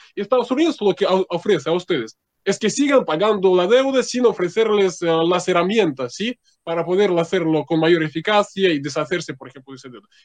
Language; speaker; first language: Spanish; non-native, fluent; Russian